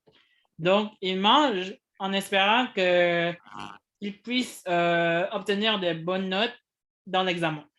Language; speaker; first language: French; non-native, fluent; Indonesian